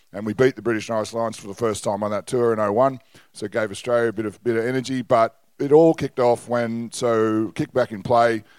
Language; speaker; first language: English; native; English